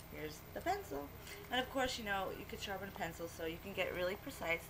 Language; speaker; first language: English; native; English